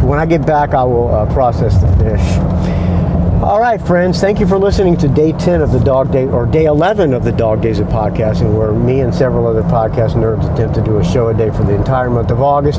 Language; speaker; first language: English; native; English